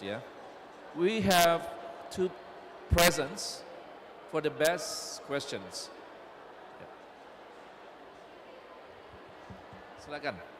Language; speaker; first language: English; non-native, fluent; Indonesian